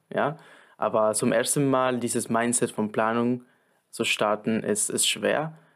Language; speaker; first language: German; non-native, fluent; Spanish